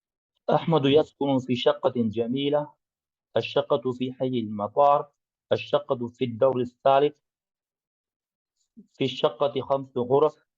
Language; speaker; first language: Arabic; non-native, learner; English